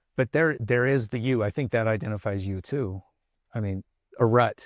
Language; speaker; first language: English; native; English